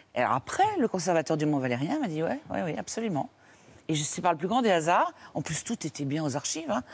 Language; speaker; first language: French; native; French